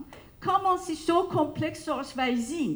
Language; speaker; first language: Dutch; non-native, fluent; Persian